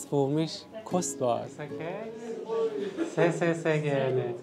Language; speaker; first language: German; non-native, learner; Persian